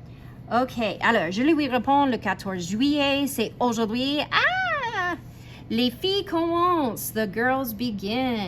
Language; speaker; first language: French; non-native, fluent; English